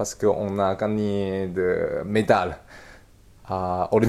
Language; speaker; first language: French; non-native, learner; Chinese